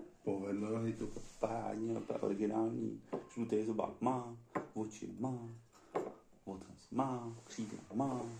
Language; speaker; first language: Czech; native; Czech